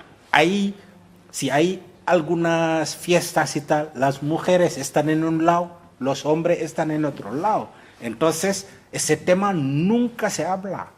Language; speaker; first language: Spanish; non-native, fluent; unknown